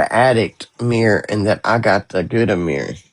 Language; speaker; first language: English; native; English